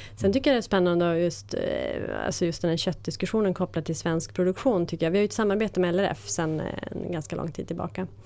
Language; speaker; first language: Swedish; native; Swedish